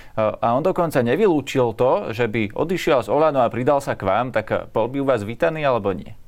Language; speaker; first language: Slovak; native; Slovak